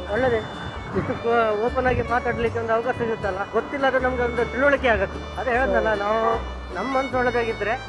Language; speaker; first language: Kannada; native; Kannada